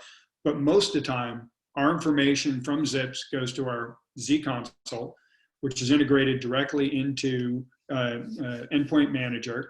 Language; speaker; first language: English; native; English